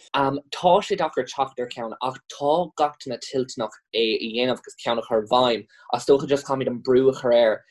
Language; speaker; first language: Irish; non-native, local second language; English